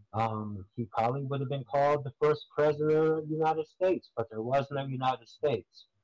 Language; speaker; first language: English; native; English